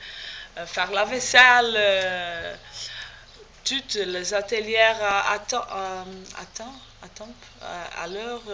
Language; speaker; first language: French; non-native, learner; Portuguese